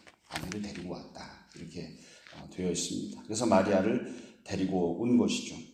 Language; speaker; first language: Korean; native; Korean